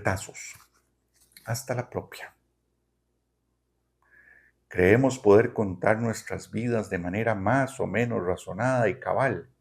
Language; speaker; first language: Spanish; native; Spanish